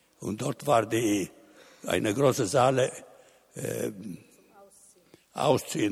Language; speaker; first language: German; non-native, learner; Italian